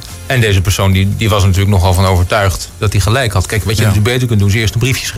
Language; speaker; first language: Dutch; native; Dutch